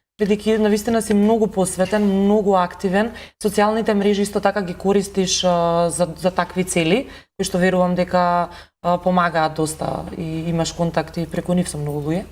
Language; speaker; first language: Macedonian; native; Macedonian